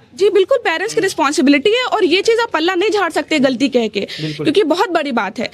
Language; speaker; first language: Hindi; native; Hindi